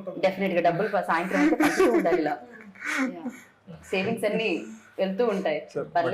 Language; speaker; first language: Telugu; native; Telugu